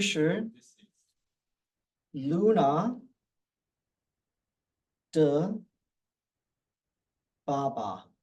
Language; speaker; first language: Chinese; non-native, fluent; English